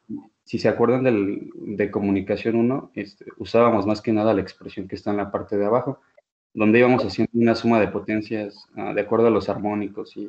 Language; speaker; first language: Spanish; native; Spanish